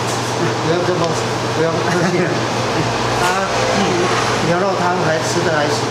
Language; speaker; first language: Chinese; native; Chinese